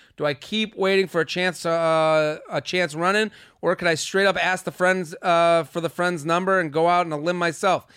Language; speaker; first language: English; native; English